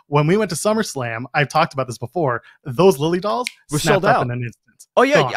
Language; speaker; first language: English; native; English